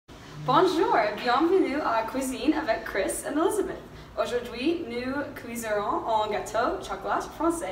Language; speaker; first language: French; non-native, learner; English